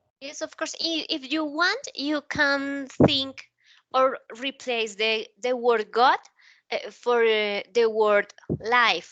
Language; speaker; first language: English; non-native, learner; Spanish